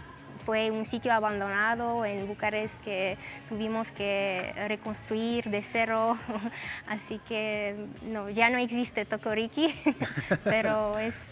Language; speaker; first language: Spanish; non-native, fluent; Romanian